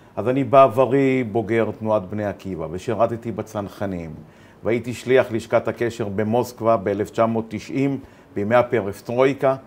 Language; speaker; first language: Hebrew; native; Hebrew